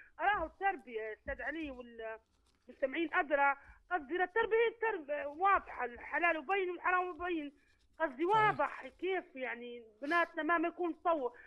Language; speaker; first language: Arabic; native; Arabic